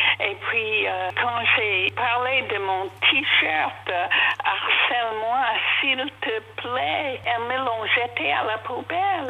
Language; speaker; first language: French; non-native, fluent; English